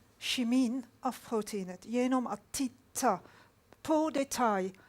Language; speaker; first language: Swedish; non-native, fluent; Dutch